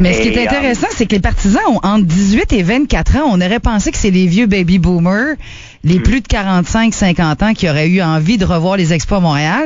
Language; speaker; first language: French; native; French